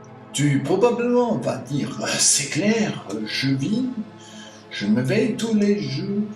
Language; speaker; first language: French; non-native, learner; German